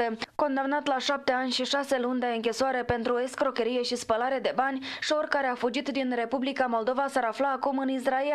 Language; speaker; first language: Romanian; native; Romanian